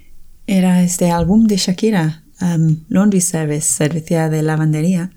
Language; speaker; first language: Spanish; non-native, fluent; English